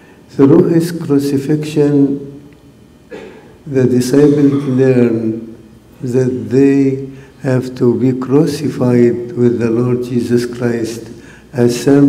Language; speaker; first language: English; non-native, fluent; Arabic